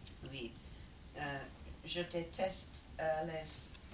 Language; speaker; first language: French; non-native, learner; English